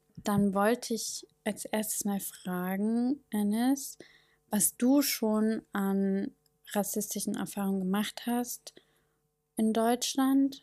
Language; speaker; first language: German; native; German